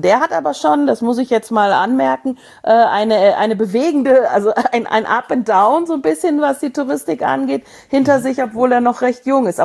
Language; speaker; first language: German; native; German